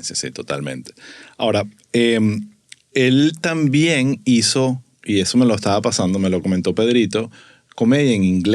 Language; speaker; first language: Spanish; native; Spanish